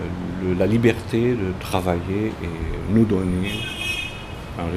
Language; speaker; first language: French; non-native, local second language; Arabic